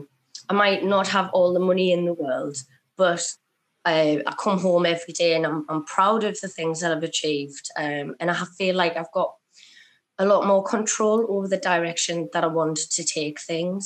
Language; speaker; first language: English; native; English